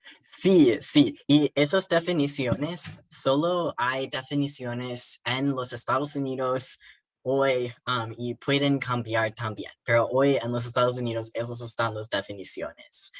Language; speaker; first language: Spanish; non-native, learner; English